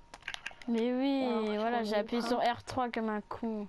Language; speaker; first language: French; native; French